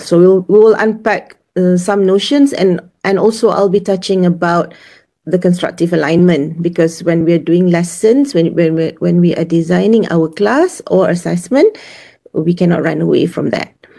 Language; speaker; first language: English; non-native, local second language; Malay